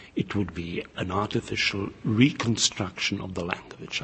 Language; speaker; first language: English; non-native, fluent; Czech